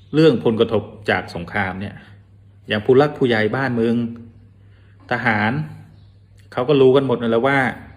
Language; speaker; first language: Thai; non-native, fluent; Khmer